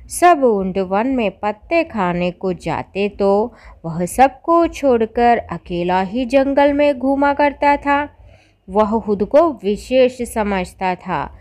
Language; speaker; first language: Hindi; non-native, local second language; Malayalam